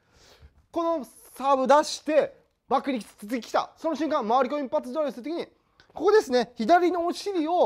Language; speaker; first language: Japanese; native; Japanese